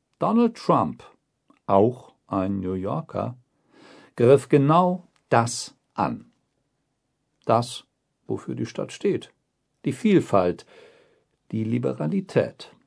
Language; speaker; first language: German; native; German